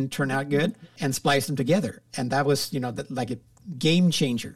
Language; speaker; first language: English; non-native, fluent; Swedish